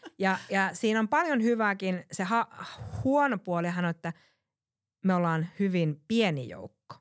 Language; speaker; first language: Finnish; early bilingual, heritage; Finnish